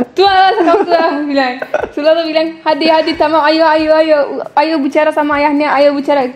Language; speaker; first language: Indonesian; non-native, learner; Turkish